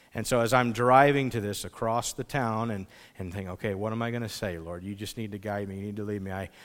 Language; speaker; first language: English; native; English